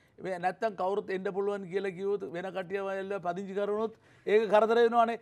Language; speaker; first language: Sinhala; non-native, local second language; Tamil